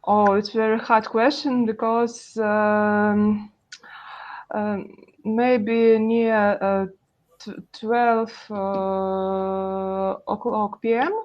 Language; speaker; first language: English; non-native, learner; Russian